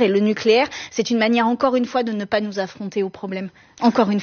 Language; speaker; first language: French; native; French